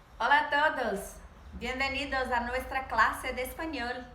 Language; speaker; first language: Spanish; non-native, fluent; Portuguese